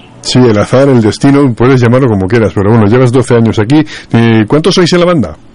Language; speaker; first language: Spanish; native; Spanish